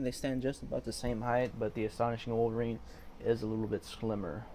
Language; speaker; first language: English; native; English